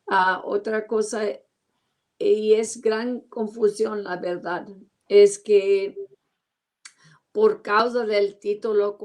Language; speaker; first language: Spanish; non-native, learner; English